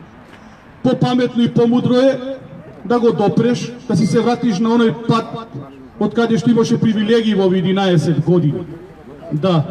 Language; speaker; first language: Macedonian; native; Macedonian